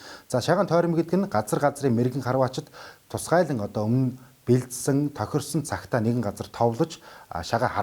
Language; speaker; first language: Mongolian; native; Mongolian